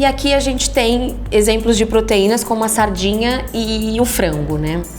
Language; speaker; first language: Portuguese; native; Portuguese